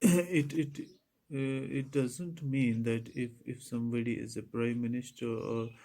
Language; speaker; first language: English; non-native, local second language; Urdu